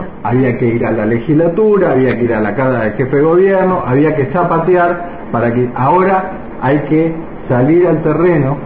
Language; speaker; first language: Spanish; native; Spanish